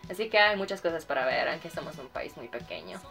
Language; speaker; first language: Spanish; non-native, fluent; Hungarian